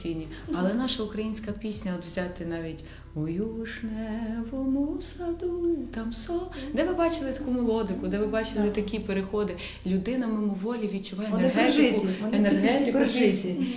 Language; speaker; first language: Ukrainian; native; Ukrainian